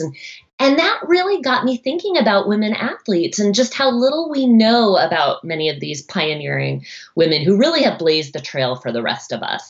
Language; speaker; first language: English; native; English